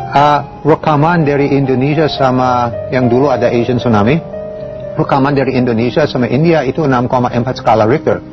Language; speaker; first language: Indonesian; non-native, learner; English